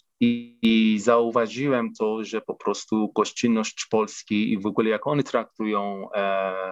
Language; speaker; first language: Polish; non-native, fluent; Persian